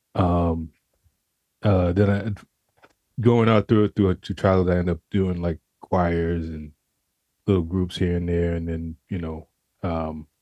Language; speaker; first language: English; native; English